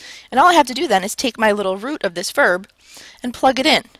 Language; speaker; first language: English; native; English